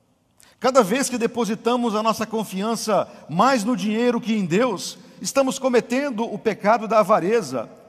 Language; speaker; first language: Portuguese; native; Portuguese